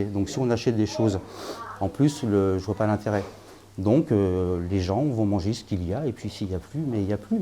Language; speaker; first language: French; native; French